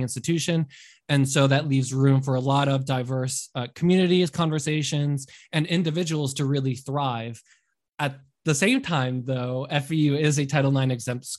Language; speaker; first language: English; native; English